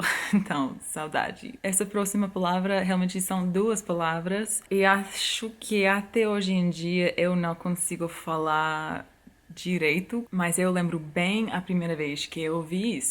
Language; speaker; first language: Portuguese; non-native, fluent; English